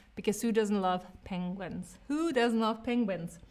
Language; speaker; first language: English; non-native, fluent; German